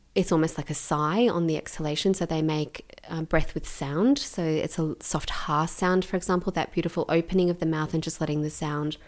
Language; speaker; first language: English; native; English